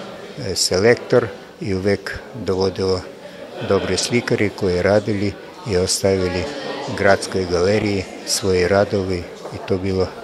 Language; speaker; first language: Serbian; non-native, fluent; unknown